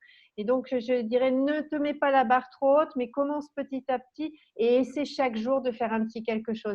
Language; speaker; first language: French; native; French